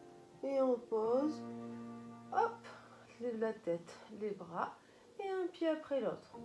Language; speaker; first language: French; native; French